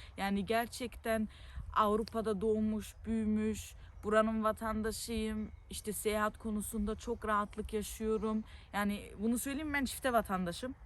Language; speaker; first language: Turkish; early bilingual, heritage; Turkish